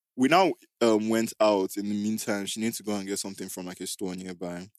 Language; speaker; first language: English; non-native, local second language; Igbo